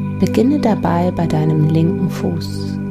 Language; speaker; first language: German; native; German